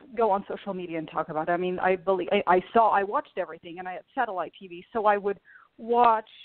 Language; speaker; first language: English; early bilingual, other home language; Portuguese